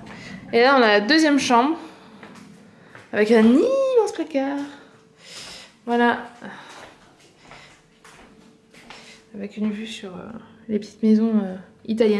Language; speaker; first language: French; native; French